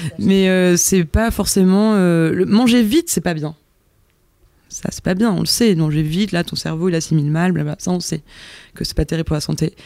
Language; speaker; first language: French; native; French